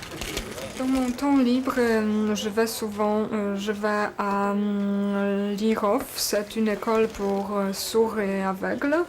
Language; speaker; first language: French; non-native, learner; Polish